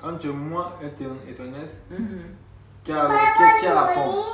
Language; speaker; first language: French; non-native, local second language; Haitian Creole